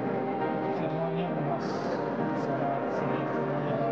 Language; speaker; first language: Indonesian; non-native, fluent; Turkish